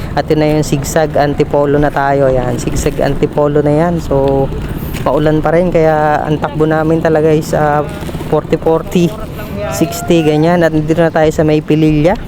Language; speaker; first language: Filipino; native; Filipino